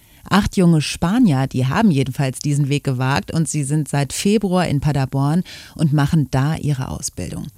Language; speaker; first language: German; native; German